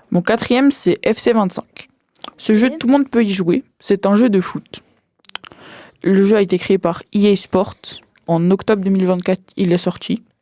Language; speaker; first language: French; native; French